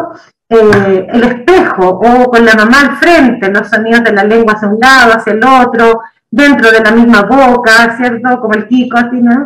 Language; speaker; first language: Spanish; native; Spanish